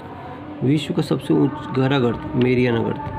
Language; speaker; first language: Hindi; native; Hindi